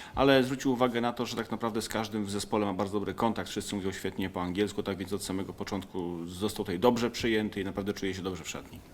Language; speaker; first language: Polish; native; Polish